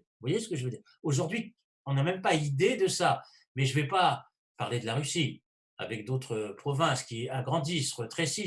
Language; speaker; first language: French; native; French